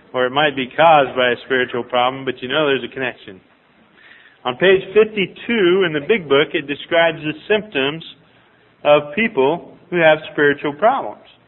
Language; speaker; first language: English; native; English